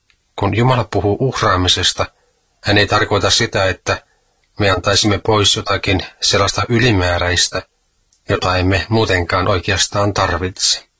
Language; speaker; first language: Finnish; native; Finnish